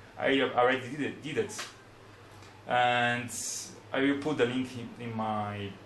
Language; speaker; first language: English; non-native, fluent; Portuguese